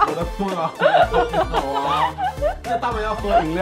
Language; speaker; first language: Chinese; non-native, fluent; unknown